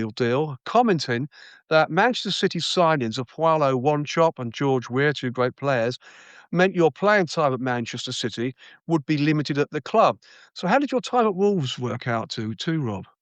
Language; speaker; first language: English; native; English